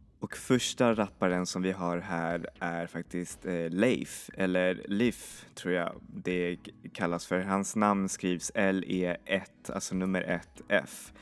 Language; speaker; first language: Swedish; native; Swedish